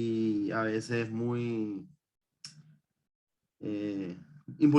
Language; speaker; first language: Spanish; native; Spanish